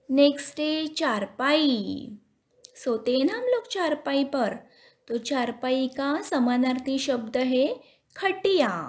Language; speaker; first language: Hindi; non-native, local second language; Marathi